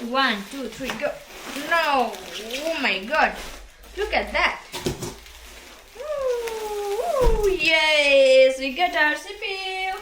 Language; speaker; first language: English; non-native, learner; Nepali